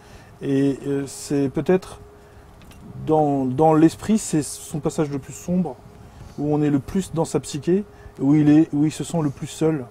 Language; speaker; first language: French; native; French